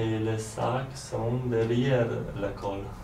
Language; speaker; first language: French; non-native, learner; Polish